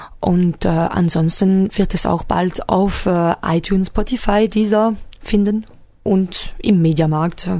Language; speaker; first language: German; non-native, local second language; French